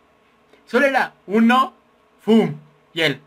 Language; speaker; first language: Spanish; native; Spanish